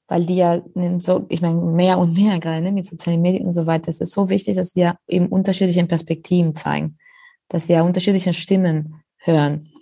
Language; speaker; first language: German; non-native, fluent; Spanish